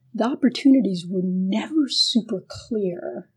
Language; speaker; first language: English; early bilingual, other home language; Spanish